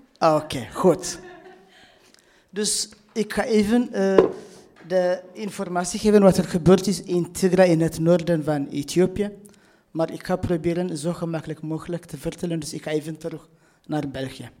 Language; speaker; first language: Dutch; non-native, fluent; Tigrinya